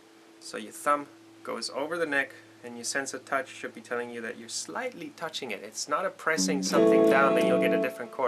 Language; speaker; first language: English; native; English